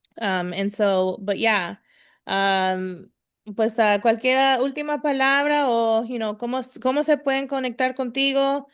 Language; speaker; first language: Spanish; early bilingual, heritage; Spanish